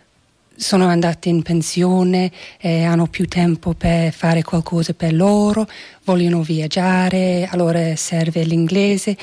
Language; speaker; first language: Italian; non-native, fluent; English